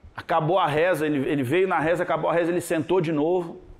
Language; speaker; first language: Portuguese; native; Portuguese